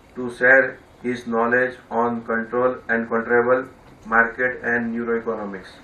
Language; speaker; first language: English; non-native, local second language; Gujarati